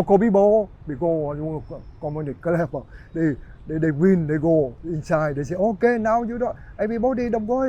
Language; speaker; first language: English; non-native, learner; Vietnamese